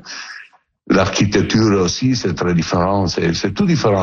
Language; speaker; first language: French; non-native, learner; Italian